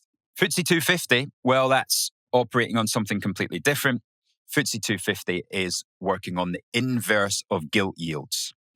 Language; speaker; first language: English; native; English